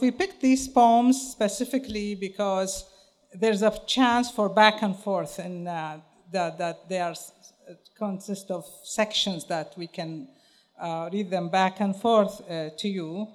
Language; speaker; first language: English; non-native, fluent; Arabic